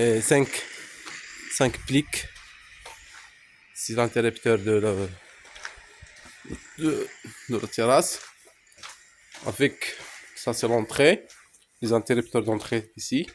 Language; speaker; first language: French; non-native, local second language; Arabic